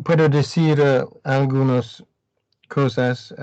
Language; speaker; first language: Spanish; non-native, learner; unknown